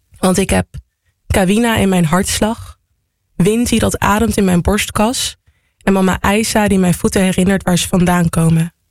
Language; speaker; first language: Dutch; native; Dutch